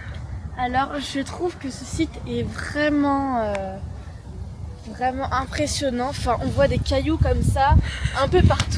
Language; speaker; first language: French; native; French